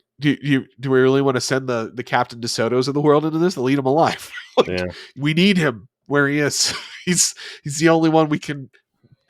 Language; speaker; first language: English; native; English